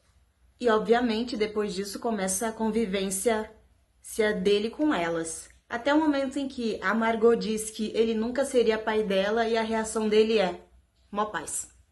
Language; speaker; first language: Portuguese; native; Portuguese